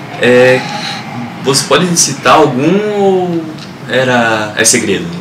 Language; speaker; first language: Portuguese; native; Portuguese